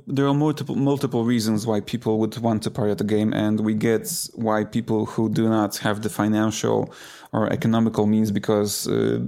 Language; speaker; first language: English; non-native, fluent; Polish